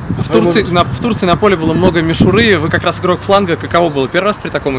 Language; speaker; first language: Russian; native; Russian